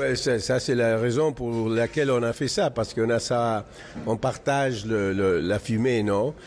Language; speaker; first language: French; non-native, fluent; Spanish